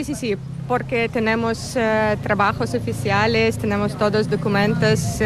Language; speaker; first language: Spanish; non-native, learner; Ukrainian